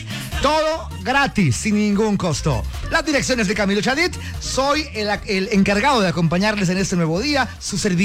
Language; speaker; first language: Spanish; native; Spanish